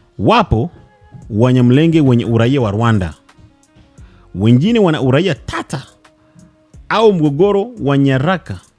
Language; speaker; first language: Swahili; non-native, local second language; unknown